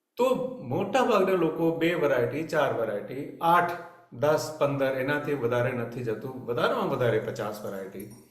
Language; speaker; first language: Gujarati; native; Gujarati